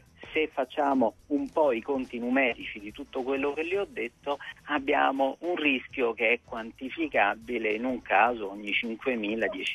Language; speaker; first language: Italian; native; Italian